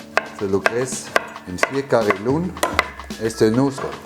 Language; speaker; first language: Romanian; non-native, learner; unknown